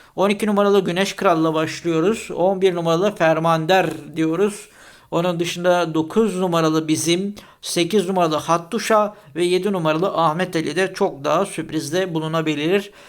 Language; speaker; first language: Turkish; native; Turkish